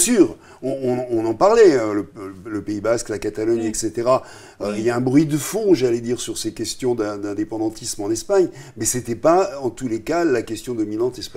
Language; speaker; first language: French; native; French